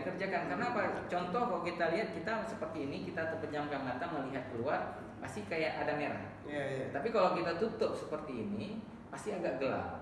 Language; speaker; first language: Indonesian; native; Indonesian